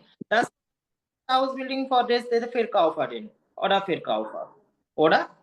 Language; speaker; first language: German; non-native, learner; Bangla